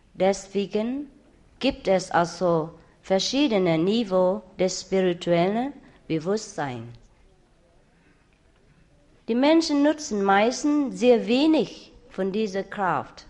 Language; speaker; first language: German; non-native, learner; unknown